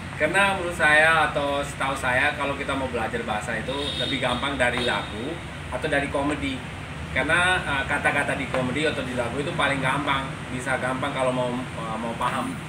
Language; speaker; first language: Indonesian; non-native, fluent; Urdu